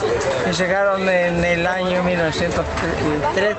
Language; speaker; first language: Spanish; early bilingual, other home language; Russian